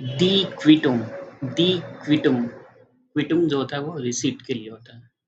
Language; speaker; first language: Hindi; native; Hindi